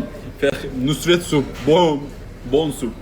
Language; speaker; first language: French; non-native, learner; Turkish